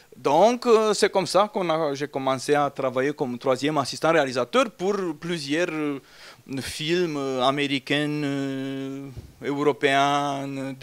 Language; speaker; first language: French; non-native, fluent; Romanian